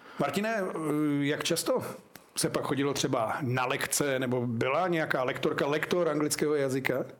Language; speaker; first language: Czech; native; Czech